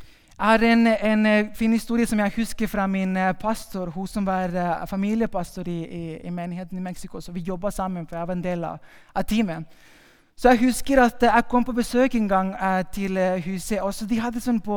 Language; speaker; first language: Norwegian; non-native, fluent; Spanish